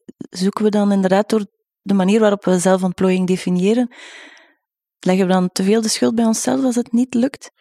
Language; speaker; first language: Dutch; native; Dutch